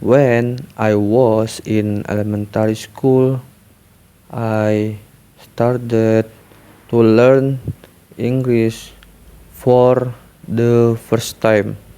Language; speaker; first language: English; non-native, learner; Indonesian